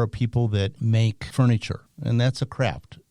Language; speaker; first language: English; native; English